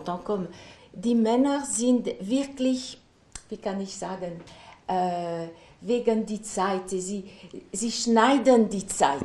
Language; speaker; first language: German; non-native, learner; French